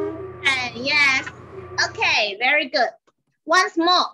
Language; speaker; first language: English; non-native, learner; Chinese